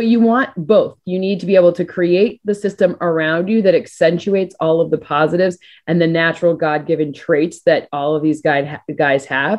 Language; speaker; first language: English; native; English